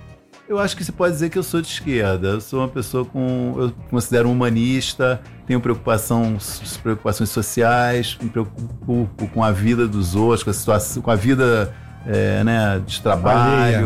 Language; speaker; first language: Portuguese; native; Portuguese